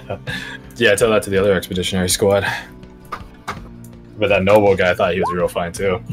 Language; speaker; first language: English; native; English